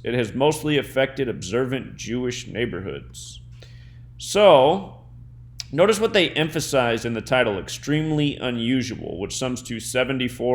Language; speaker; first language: English; native; English